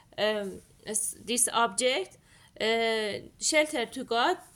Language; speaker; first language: English; non-native, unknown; Persian